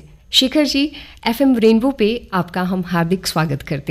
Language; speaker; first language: Hindi; native; Hindi